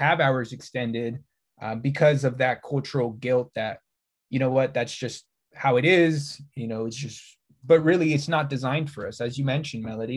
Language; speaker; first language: English; native; English